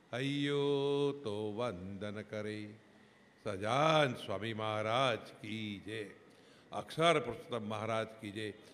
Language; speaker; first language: Hindi; non-native, local second language; Gujarati